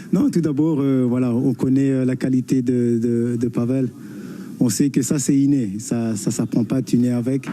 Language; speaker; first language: French; native; French